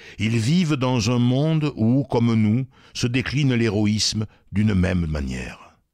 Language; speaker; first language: French; native; French